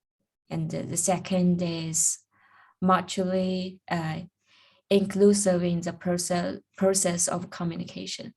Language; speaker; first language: English; non-native, learner; Chinese